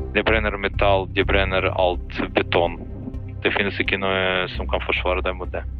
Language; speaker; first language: Norwegian; non-native, fluent; Russian